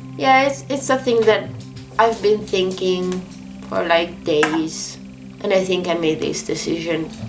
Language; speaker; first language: English; non-native, fluent; Italian